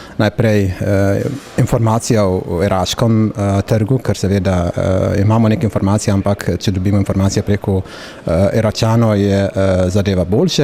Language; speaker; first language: Slovenian; non-native, local second language; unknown